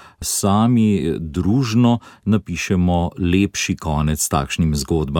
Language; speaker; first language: Slovenian; native; Slovenian